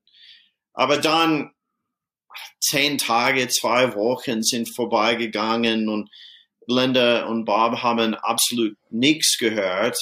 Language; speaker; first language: German; non-native, fluent; English